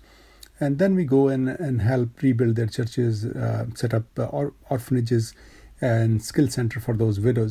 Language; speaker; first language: English; non-native, local second language; Urdu